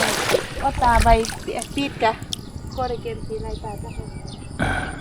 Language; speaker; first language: Finnish; non-native, learner; Thai